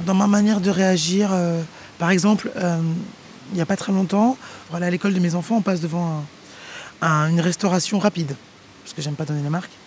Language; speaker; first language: French; native; French